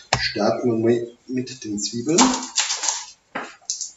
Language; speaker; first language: German; native; German